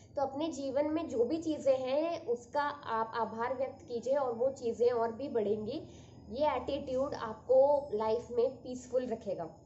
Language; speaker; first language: Hindi; native; Hindi